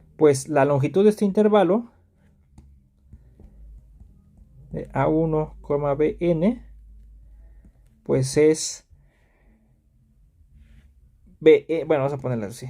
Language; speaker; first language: Spanish; native; Spanish